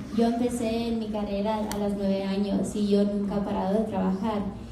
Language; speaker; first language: Spanish; early bilingual, other home language; English